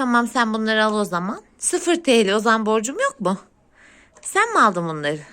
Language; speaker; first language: Turkish; native; Turkish